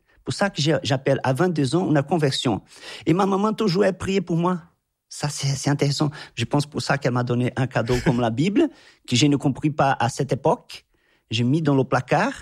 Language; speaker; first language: French; non-native, fluent; Portuguese